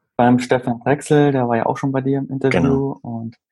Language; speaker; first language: German; native; German